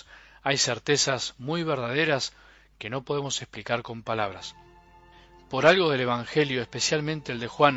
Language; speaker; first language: Spanish; native; Spanish